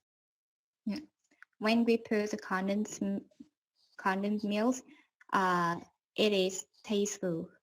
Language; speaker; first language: English; non-native, learner; Vietnamese